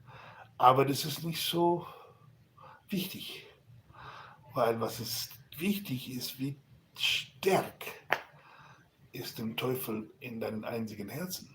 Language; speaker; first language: German; non-native, learner; Spanish